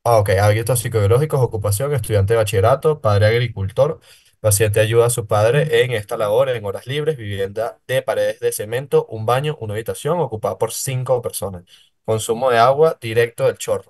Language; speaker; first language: Spanish; native; Spanish